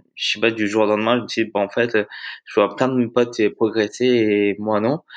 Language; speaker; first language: French; early bilingual, other home language; Vietnamese